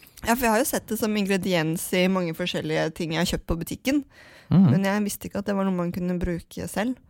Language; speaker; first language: Norwegian; native; Norwegian